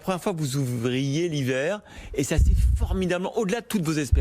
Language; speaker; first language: French; native; French